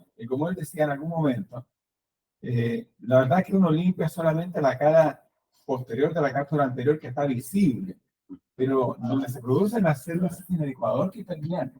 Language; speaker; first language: Spanish; native; Spanish